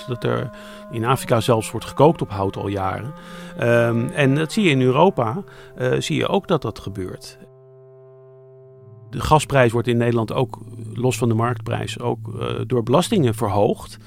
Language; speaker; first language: Dutch; native; Dutch